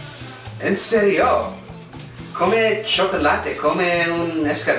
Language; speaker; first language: Spanish; non-native, learner; English